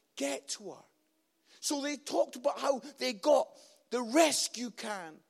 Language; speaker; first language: English; native; English